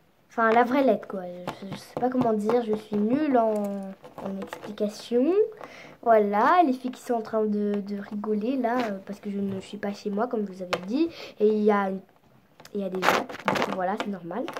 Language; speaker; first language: French; native; French